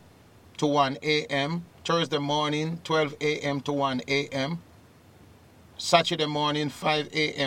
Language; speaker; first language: English; native; English